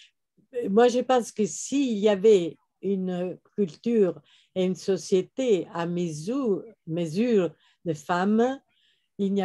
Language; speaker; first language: French; non-native, fluent; Italian